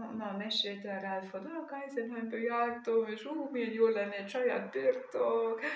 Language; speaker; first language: Hungarian; non-native, fluent; German